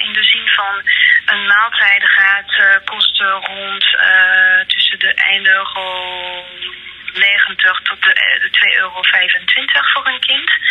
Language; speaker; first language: Dutch; non-native, fluent; French